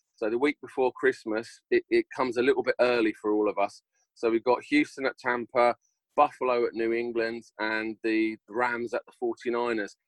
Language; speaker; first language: English; native; English